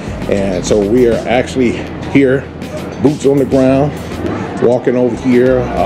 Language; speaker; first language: English; native; English